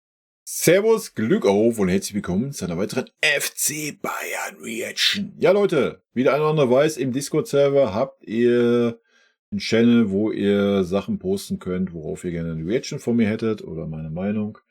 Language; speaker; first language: German; native; German